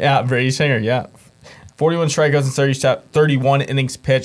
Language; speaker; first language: English; native; English